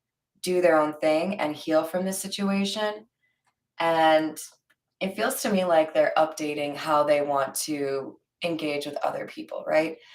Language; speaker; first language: English; native; English